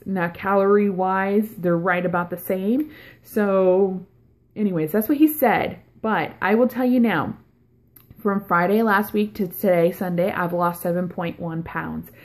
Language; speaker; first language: English; native; English